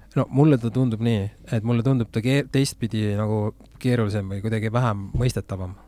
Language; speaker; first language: Estonian; native; Estonian